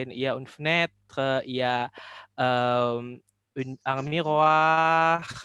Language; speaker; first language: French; non-native, fluent; Indonesian